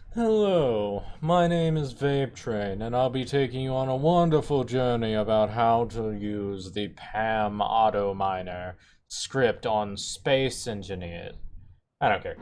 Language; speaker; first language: English; native; English